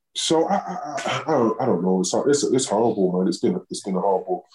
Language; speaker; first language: English; native; English